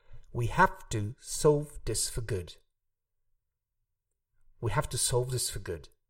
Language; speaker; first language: English; non-native, fluent; Hungarian